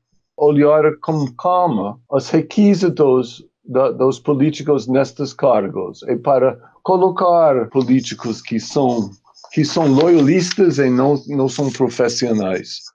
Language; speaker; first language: Portuguese; non-native, fluent; English